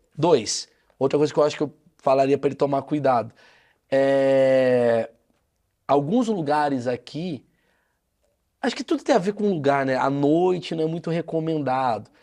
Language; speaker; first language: Portuguese; native; Portuguese